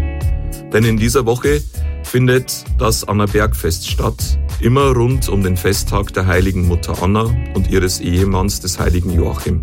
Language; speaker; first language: German; native; German